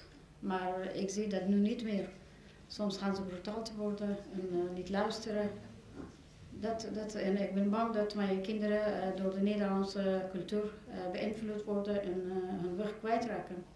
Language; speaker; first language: Dutch; non-native, learner; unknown